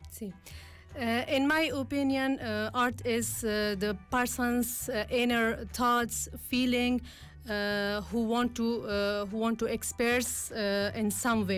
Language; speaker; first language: English; non-native, learner; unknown